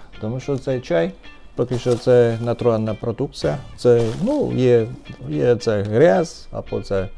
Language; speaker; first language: Ukrainian; non-native, learner; Chinese